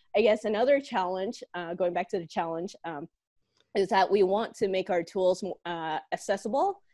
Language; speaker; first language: English; non-native, local second language; Cantonese